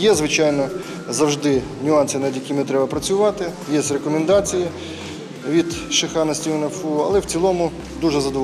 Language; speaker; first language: Ukrainian; native; Ukrainian